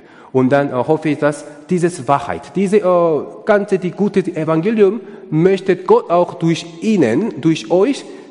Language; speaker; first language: German; non-native, learner; Korean